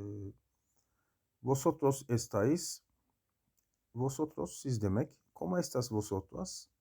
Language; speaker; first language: Spanish; non-native, learner; Turkish